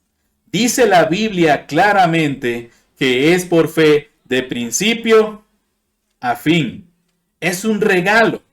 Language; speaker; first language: Spanish; non-native, fluent; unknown